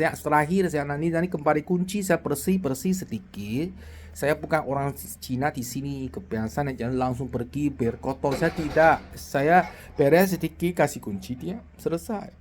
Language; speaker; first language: Indonesian; non-native, learner; Chinese